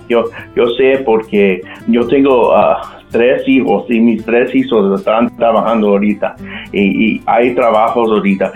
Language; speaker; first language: Spanish; non-native, local second language; English